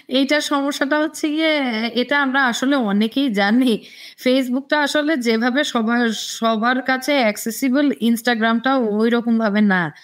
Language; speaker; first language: Bangla; native; Bangla